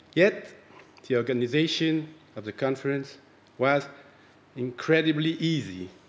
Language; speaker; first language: English; non-native, fluent; French